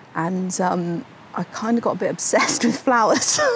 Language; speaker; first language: English; native; English